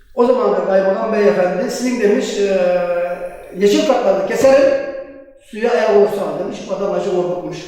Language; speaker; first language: Turkish; native; Turkish